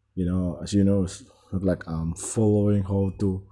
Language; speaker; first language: English; non-native, learner; Indonesian